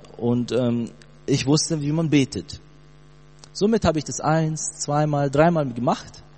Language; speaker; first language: German; early bilingual, other home language; Portuguese